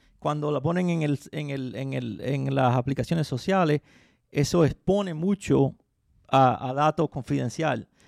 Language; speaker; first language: Spanish; early bilingual, heritage; Spanish